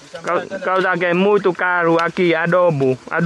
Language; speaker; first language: Portuguese; non-native, learner; Vietnamese